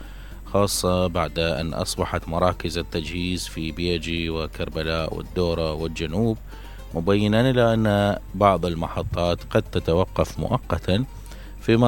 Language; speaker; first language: Arabic; native; Arabic